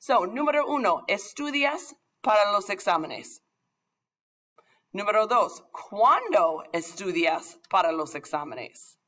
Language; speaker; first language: Spanish; non-native, fluent; English